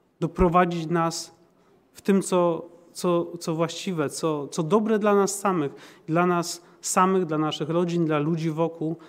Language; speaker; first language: Polish; native; Polish